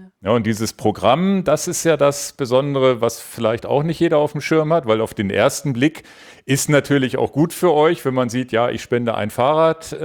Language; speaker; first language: German; native; German